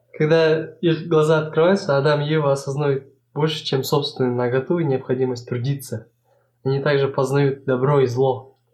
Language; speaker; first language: Russian; non-native, local second language; Kazakh